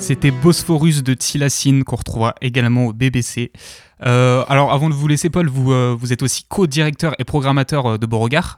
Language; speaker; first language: French; native; French